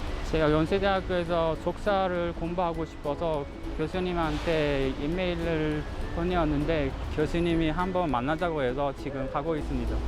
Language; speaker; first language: Korean; non-native, learner; Uzbek